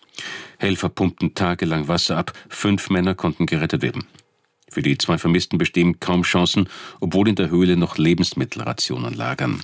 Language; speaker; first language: German; native; German